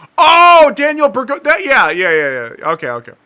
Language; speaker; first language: English; native; English